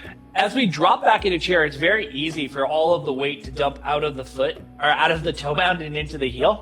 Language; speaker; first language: English; native; English